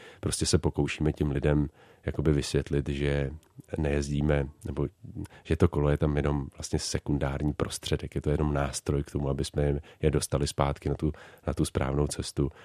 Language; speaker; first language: Czech; native; Czech